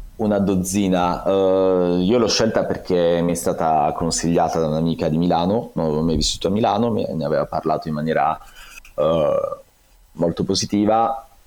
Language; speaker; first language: Italian; native; Italian